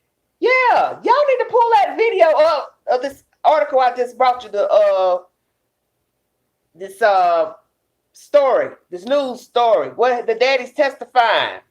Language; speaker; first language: English; native; English